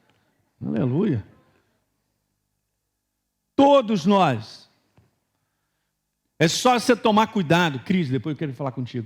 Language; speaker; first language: Portuguese; native; Portuguese